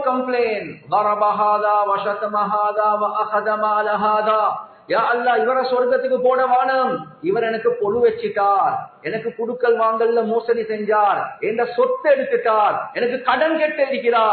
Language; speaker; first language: Tamil; native; Tamil